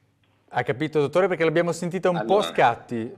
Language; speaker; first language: Italian; native; Italian